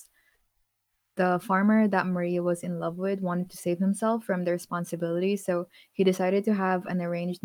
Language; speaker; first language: English; non-native, local second language; Filipino